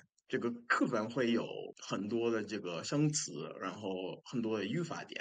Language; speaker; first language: Chinese; non-native, fluent; English